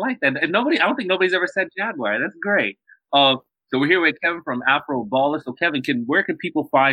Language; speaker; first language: English; native; English